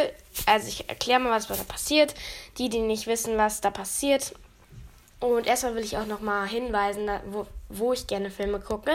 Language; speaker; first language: German; native; German